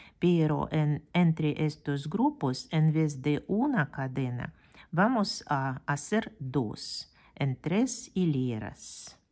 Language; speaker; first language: Spanish; non-native, fluent; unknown